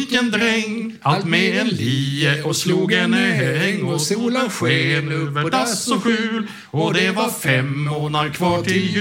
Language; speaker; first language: Swedish; native; Swedish